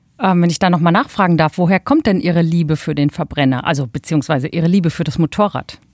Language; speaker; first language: German; native; German